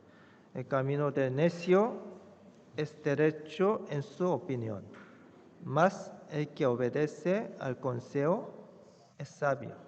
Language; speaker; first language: Spanish; non-native, fluent; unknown